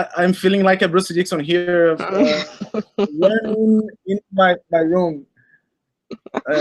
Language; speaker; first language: English; non-native, learner; Portuguese